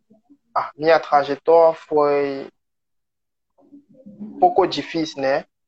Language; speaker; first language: Portuguese; non-native, learner; French